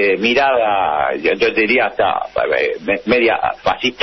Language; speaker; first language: Spanish; native; Spanish